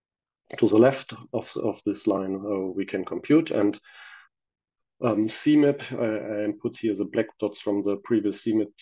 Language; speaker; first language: English; non-native, fluent; German